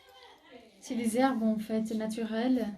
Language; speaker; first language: French; non-native, local second language; Arabic